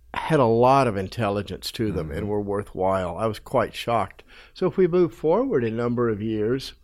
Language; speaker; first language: English; native; English